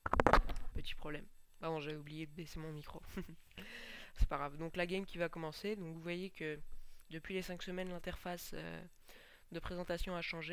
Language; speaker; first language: French; native; French